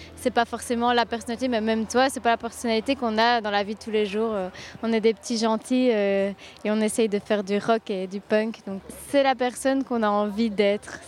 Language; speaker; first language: French; native; French